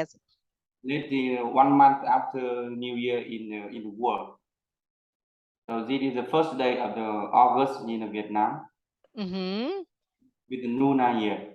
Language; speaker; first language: English; non-native, learner; Vietnamese